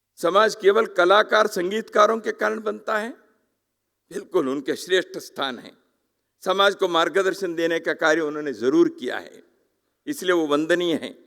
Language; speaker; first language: Hindi; non-native, local second language; Kannada